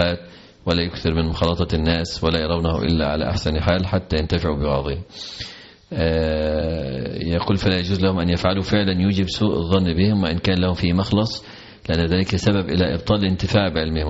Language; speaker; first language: Arabic; native; Arabic